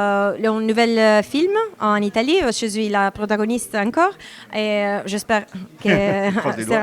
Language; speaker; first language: French; non-native, learner; Italian